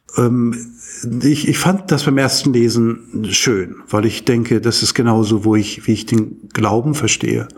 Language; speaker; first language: German; native; German